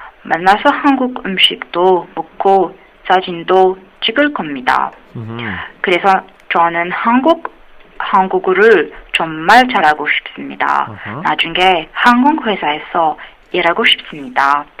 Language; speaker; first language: Korean; non-native, learner; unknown